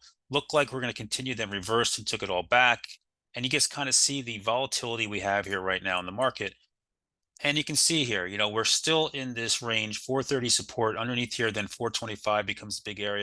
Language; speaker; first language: English; native; English